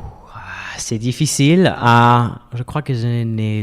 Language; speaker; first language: French; non-native, fluent; Spanish